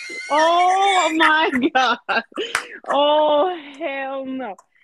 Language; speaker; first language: English; early bilingual, other home language; Spanish